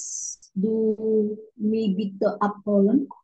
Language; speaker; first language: German; non-native, learner; Indonesian